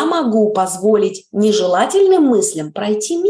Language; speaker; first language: Russian; native; Russian